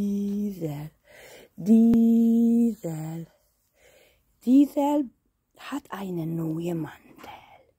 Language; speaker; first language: German; non-native, learner; Hungarian